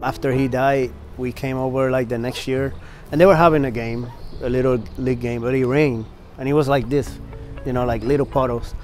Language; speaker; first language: English; non-native, fluent; Spanish